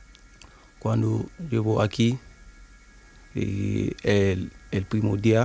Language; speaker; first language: Spanish; non-native, learner; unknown